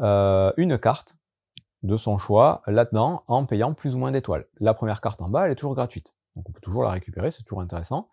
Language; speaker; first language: French; native; French